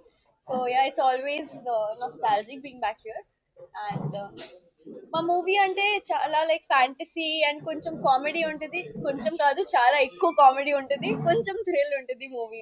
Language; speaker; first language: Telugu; non-native, learner; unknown